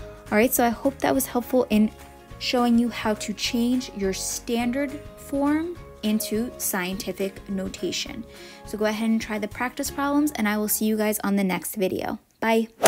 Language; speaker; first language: English; native; English